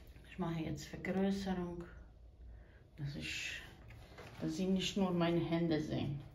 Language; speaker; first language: German; non-native, fluent; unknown